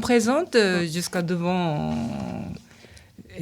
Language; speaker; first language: French; non-native, learner; Japanese